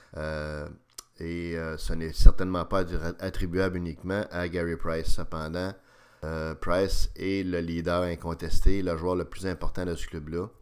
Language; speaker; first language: French; native; French